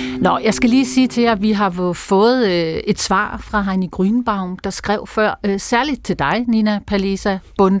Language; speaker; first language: Danish; native; Danish